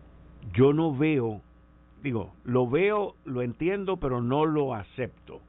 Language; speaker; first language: Spanish; native; Spanish